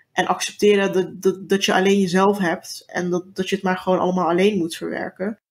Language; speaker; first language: Dutch; early bilingual, other home language; Turkish